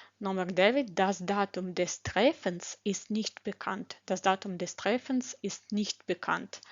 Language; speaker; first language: German; non-native, fluent; Ukrainian